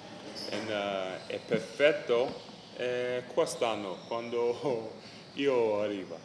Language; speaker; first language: Italian; non-native, learner; English